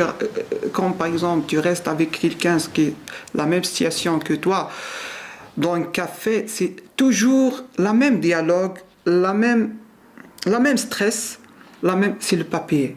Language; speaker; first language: French; non-native, learner; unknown